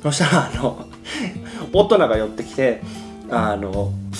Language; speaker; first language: Japanese; native; Japanese